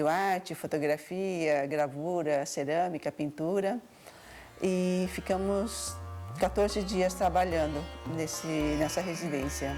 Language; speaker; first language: Portuguese; early bilingual, other home language; Cantonese